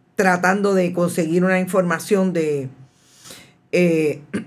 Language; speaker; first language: Spanish; native; Spanish